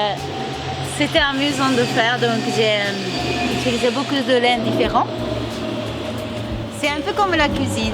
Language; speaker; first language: French; non-native, fluent; Japanese